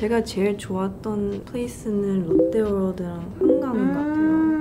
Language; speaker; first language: Korean; early bilingual, heritage; Korean